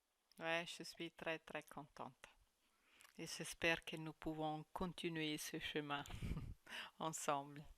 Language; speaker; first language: French; non-native, fluent; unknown